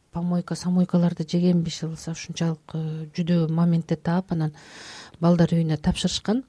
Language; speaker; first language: Kyrgyz; native; Kyrgyz